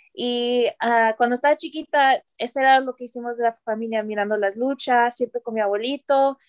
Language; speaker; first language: Spanish; early bilingual, heritage; Spanish